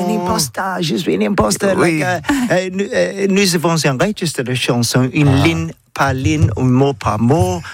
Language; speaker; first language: French; non-native, learner; English